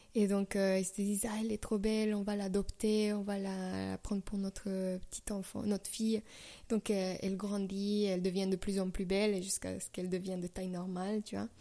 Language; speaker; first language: French; non-native, fluent; Spanish